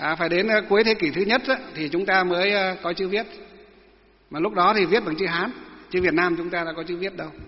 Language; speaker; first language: Vietnamese; non-native, local second language; Muong